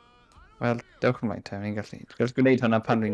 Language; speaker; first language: Welsh; non-native, local second language; English